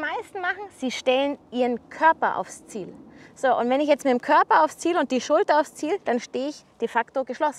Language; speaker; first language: German; native; German